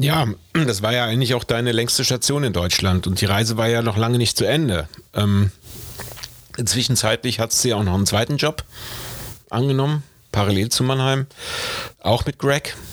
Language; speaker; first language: German; native; German